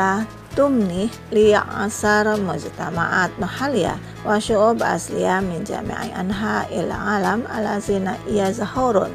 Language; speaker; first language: Arabic; non-native, fluent; Indonesian